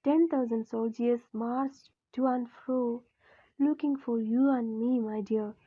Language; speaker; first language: English; non-native, local second language; Malayalam